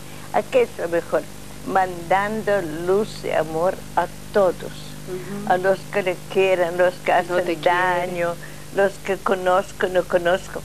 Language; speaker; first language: Spanish; non-native, learner; Russian